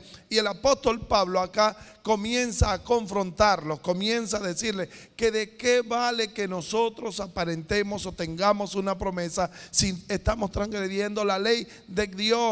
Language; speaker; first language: Spanish; native; Spanish